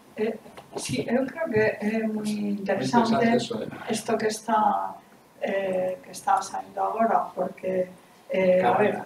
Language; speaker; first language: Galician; non-native, local second language; Spanish